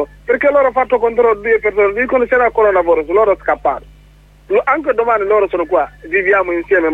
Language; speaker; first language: Italian; non-native, learner; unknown